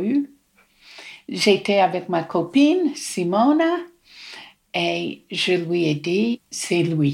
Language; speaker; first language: French; non-native, fluent; English